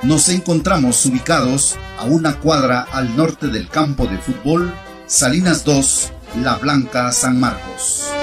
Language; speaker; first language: Spanish; native; Spanish